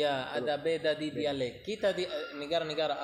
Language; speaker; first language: Indonesian; non-native, learner; Arabic